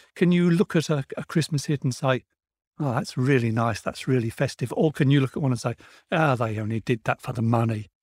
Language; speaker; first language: English; native; English